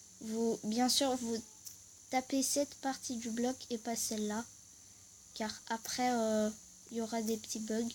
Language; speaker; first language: French; native; French